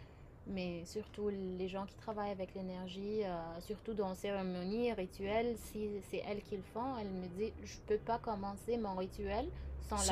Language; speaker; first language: French; non-native, fluent; Arabic